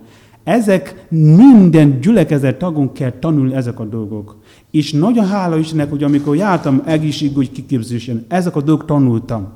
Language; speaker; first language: Hungarian; non-native, learner; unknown